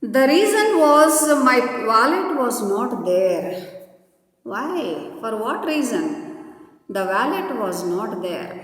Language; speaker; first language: English; non-native, local second language; Kannada